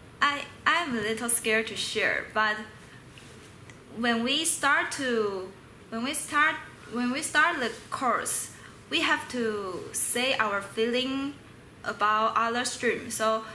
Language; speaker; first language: English; non-native, learner; Chinese